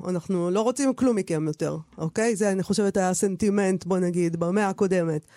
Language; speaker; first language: Hebrew; native; Hebrew